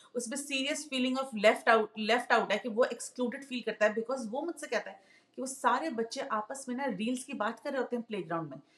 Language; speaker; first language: Urdu; native; Urdu